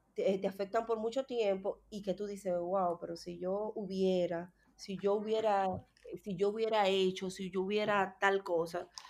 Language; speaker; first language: Spanish; native; Spanish